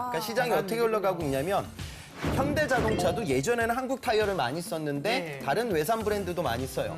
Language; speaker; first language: Korean; native; Korean